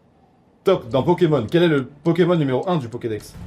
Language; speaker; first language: French; native; French